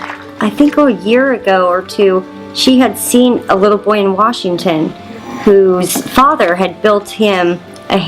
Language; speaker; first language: English; native; English